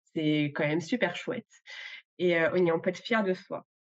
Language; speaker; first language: French; native; French